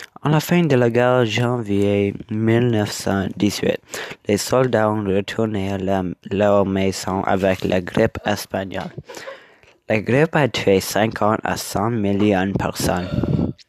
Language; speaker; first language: French; non-native, learner; English